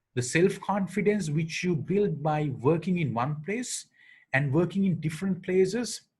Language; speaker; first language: English; non-native, local second language; Sinhala